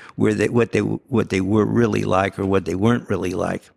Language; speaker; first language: English; early bilingual, other home language; Yiddish